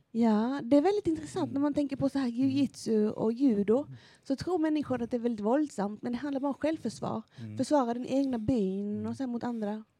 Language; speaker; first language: Swedish; non-native, fluent; Spanish